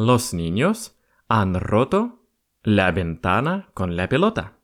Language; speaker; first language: Spanish; non-native, fluent; Russian